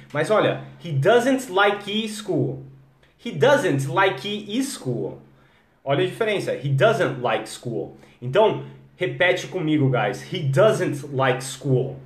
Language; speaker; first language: English; non-native, fluent; Portuguese